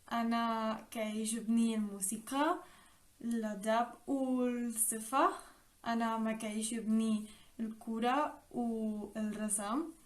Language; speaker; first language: Arabic; non-native, learner; Spanish